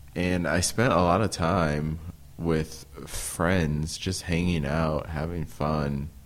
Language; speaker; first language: English; native; English